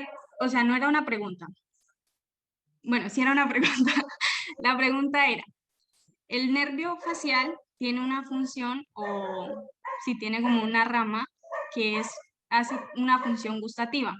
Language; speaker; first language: Spanish; native; Spanish